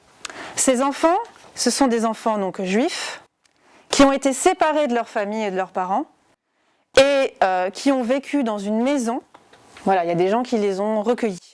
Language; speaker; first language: French; native; French